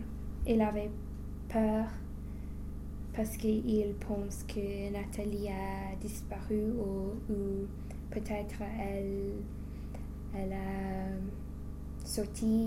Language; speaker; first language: French; non-native, learner; English